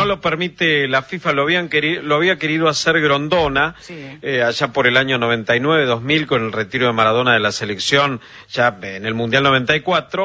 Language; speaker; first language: Spanish; native; Spanish